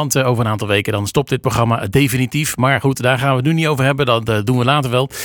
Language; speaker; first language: Dutch; native; Dutch